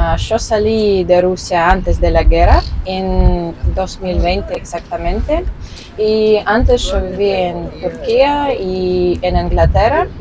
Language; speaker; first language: Spanish; non-native, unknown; Russian